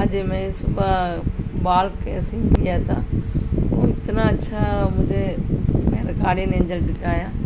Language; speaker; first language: Hindi; non-native, local second language; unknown